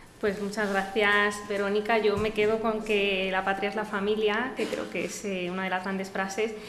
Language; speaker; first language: Spanish; native; Spanish